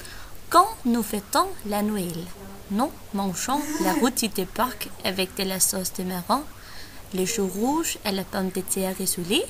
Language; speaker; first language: French; non-native, learner; Danish